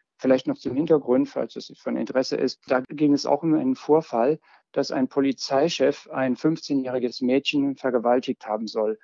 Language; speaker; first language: German; native; German